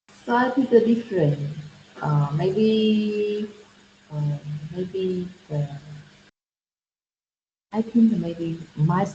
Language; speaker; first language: English; non-native, learner; Vietnamese